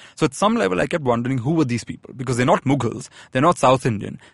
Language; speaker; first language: English; non-native, local second language; Malayalam